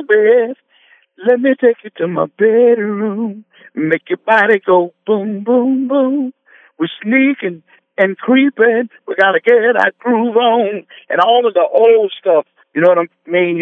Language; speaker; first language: English; native; English